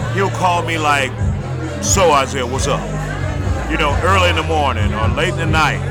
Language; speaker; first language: English; native; English